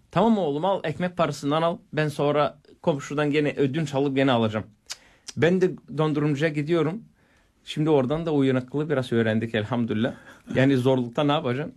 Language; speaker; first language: Turkish; non-native, fluent; Bulgarian